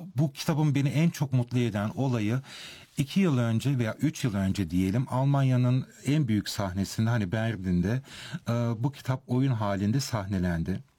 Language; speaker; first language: Turkish; early bilingual, heritage; Turkish